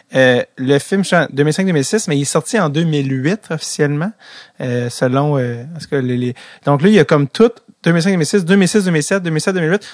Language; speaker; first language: French; native; French